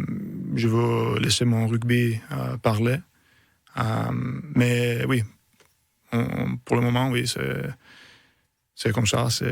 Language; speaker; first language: French; non-native, fluent; Italian